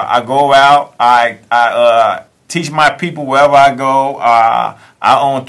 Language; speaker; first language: English; native; English